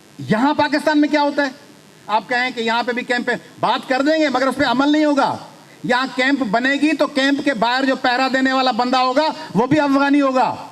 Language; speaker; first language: Urdu; non-native, local second language; Sindhi